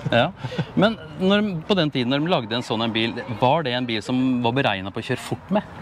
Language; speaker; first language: Norwegian; native; Norwegian